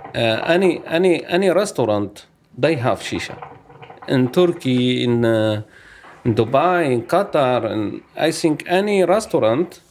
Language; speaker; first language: English; non-native, learner; Arabic